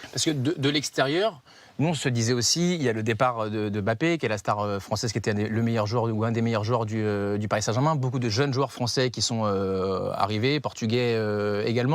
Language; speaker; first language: French; native; French